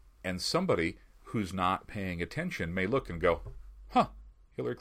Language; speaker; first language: English; native; English